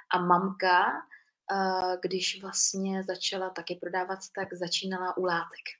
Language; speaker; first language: Czech; early bilingual, other home language; Vietnamese